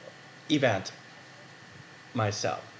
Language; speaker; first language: English; non-native, learner; Korean